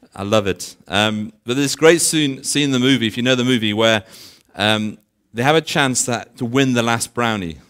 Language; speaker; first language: English; native; English